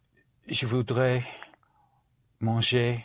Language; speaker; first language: French; non-native, learner; English